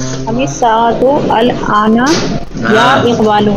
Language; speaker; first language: Arabic; non-native, learner; Urdu